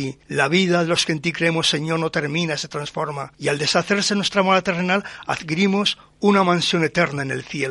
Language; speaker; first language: Spanish; native; Spanish